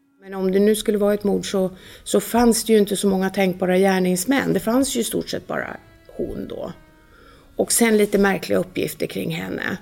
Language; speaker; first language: Swedish; native; Swedish